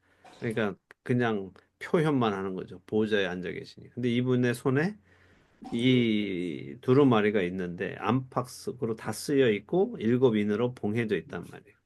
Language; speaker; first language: Korean; native; Korean